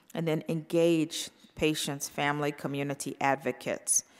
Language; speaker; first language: English; native; English